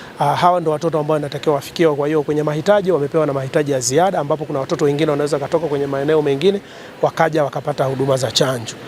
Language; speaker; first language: Swahili; native; Swahili